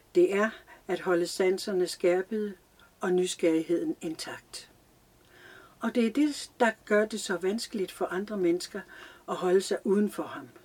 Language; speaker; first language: Danish; native; Danish